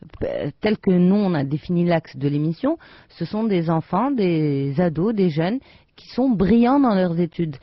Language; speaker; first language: French; non-native, local second language; Arabic